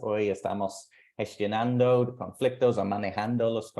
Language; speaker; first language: Spanish; non-native, fluent; English